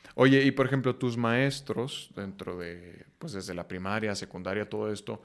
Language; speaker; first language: Spanish; native; Spanish